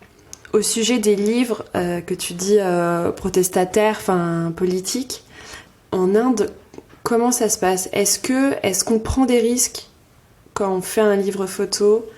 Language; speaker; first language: French; native; French